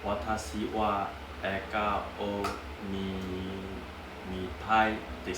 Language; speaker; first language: Japanese; non-native, learner; Chinese